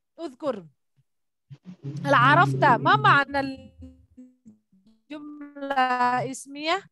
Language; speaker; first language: Arabic; non-native, fluent; Indonesian